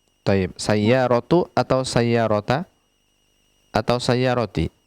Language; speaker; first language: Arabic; non-native, fluent; Indonesian